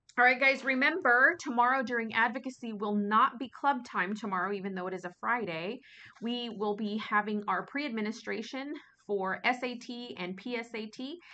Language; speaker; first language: English; native; English